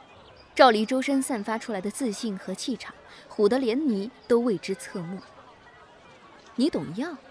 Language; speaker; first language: Chinese; native; Chinese